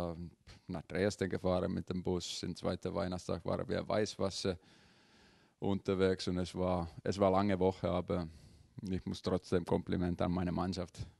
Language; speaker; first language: German; non-native, fluent; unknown